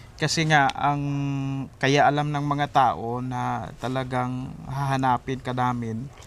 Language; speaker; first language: Filipino; native; Filipino